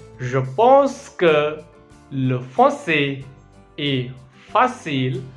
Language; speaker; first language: French; non-native, fluent; Hindi